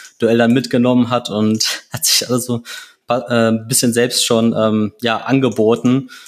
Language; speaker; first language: German; native; German